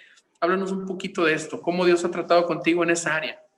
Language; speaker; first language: Spanish; native; Spanish